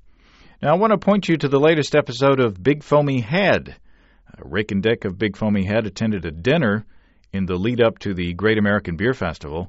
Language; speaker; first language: English; native; English